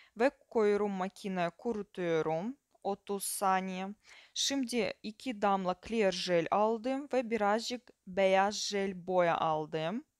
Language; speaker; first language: Turkish; non-native, fluent; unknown